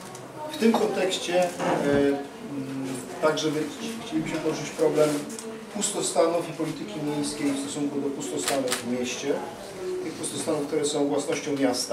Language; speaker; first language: Polish; native; Polish